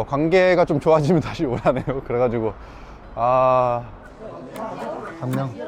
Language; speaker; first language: Korean; native; Korean